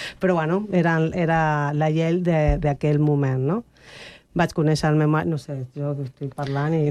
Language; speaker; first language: Catalan; non-native, learner; Spanish